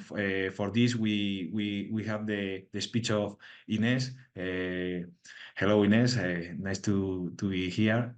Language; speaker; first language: English; non-native, learner; Spanish